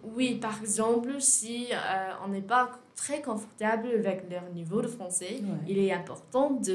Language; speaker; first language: French; non-native, learner; English